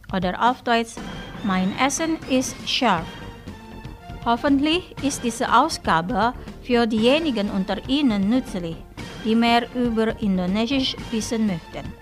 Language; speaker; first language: German; non-native, fluent; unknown